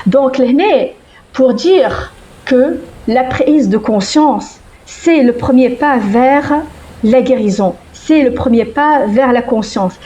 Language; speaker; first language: French; non-native, local second language; Arabic